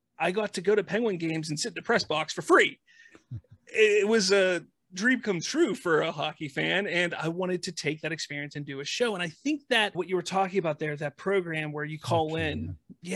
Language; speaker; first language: English; native; English